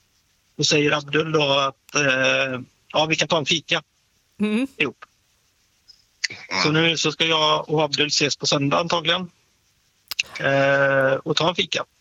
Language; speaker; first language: Swedish; native; Swedish